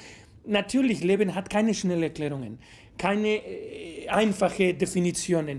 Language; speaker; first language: German; non-native, fluent; Spanish